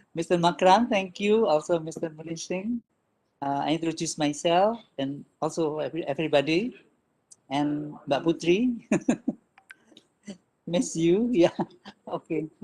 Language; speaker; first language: English; non-native, learner; Indonesian